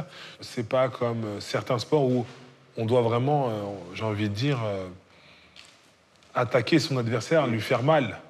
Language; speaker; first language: French; native; French